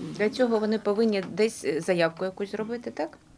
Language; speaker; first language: Ukrainian; native; Ukrainian